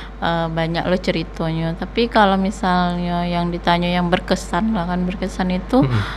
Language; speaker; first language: Indonesian; non-native, local second language; Minangkabau